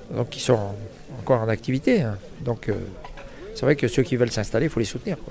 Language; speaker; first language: French; native; French